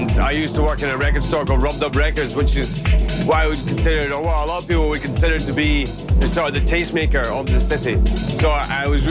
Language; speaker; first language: English; native; English